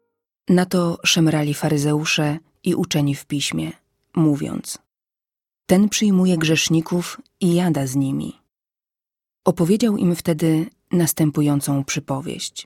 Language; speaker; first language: Polish; native; Polish